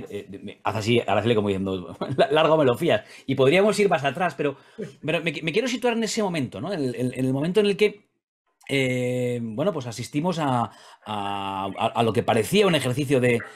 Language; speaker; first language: Spanish; native; Spanish